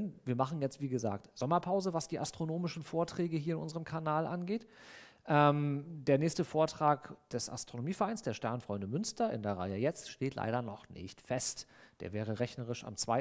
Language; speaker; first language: German; native; German